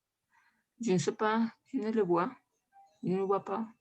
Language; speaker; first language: French; non-native, learner; Spanish